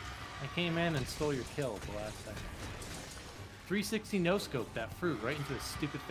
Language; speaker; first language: English; native; English